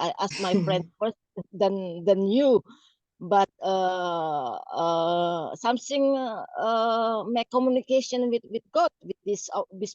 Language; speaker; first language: English; non-native, learner; Indonesian